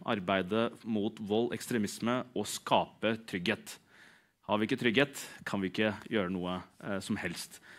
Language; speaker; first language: Norwegian; early bilingual, other home language; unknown